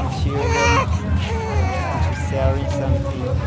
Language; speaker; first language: English; non-native, learner; Hmong